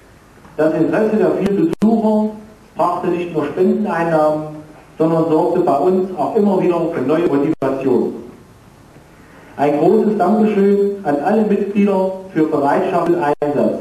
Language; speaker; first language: German; native; German